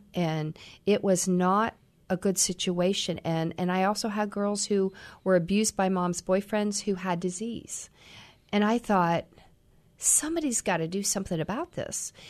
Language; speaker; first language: English; native; English